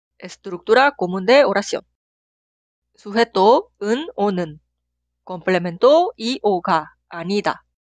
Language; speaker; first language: Spanish; non-native, fluent; Korean